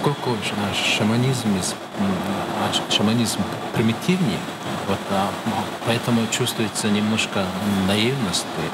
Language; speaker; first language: Russian; non-native, fluent; Mongolian